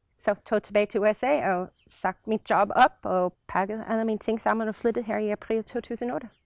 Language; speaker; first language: Danish; non-native, fluent; English